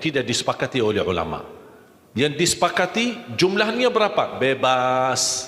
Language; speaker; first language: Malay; non-native, fluent; Arabic